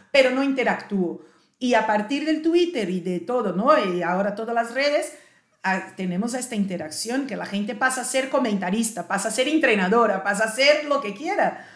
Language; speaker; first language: Spanish; non-native, fluent; Portuguese